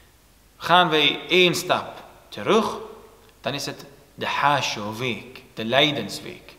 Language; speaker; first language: Dutch; non-native, fluent; Turoyo